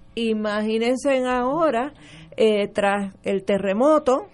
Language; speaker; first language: Spanish; early bilingual, other home language; English